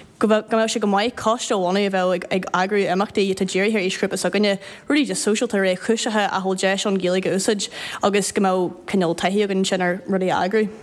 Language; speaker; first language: Irish; native; Irish